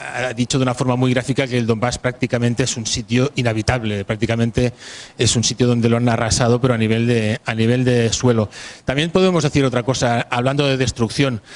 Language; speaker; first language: Spanish; native; Spanish